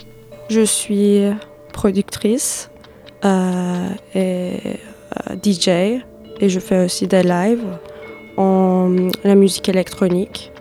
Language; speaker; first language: French; non-native, fluent; Turkish